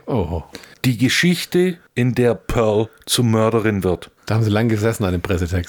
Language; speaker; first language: German; native; German